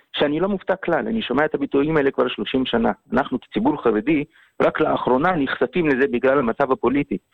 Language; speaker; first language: Hebrew; early bilingual, other home language; Russian